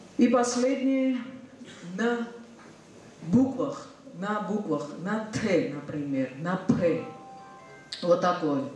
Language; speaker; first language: Russian; non-native, local second language; Georgian